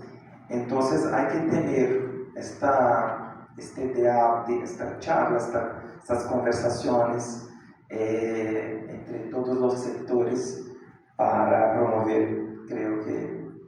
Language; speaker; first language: Spanish; non-native, fluent; Portuguese